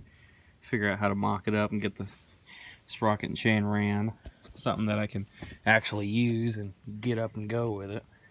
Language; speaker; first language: English; native; English